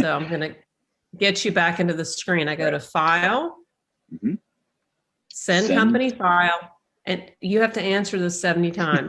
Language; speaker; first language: English; native; English